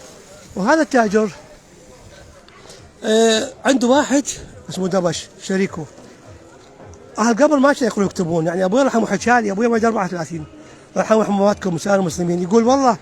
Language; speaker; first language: Arabic; native; Arabic